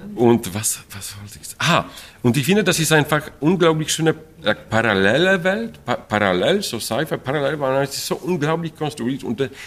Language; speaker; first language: German; non-native, fluent; Polish